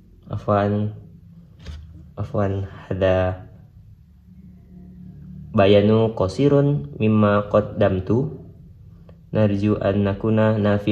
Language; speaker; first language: Arabic; non-native, learner; Indonesian